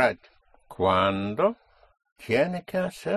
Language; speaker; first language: Spanish; non-native, fluent; English